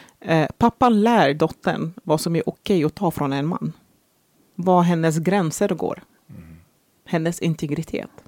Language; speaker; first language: Swedish; early bilingual, other home language; Arabic